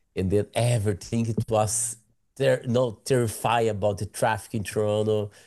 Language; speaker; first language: English; non-native, learner; Portuguese